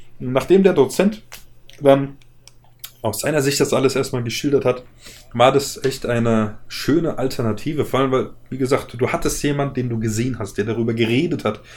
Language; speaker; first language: German; native; German